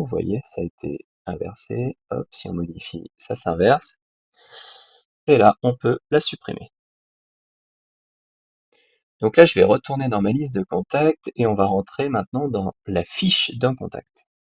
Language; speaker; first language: French; native; French